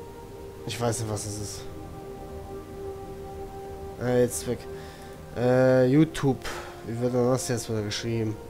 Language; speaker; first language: German; native; German